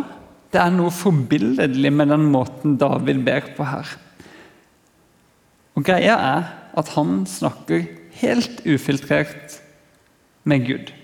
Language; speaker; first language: Norwegian; native; Norwegian